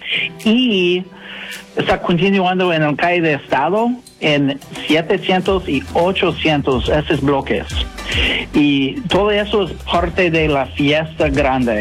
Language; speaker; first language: Spanish; non-native, fluent; English